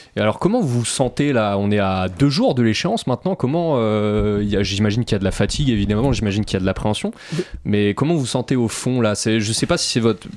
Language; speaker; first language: French; native; French